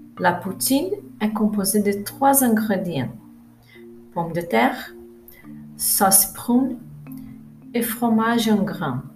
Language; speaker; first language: French; non-native, learner; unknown